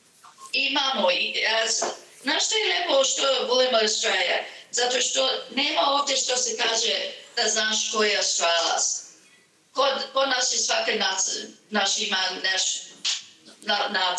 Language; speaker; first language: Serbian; early bilingual, heritage; Serbian